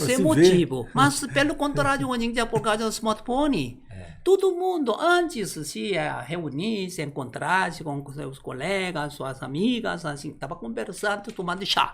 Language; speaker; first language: Portuguese; non-native, learner; Korean